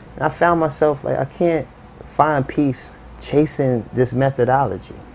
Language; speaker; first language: English; native; English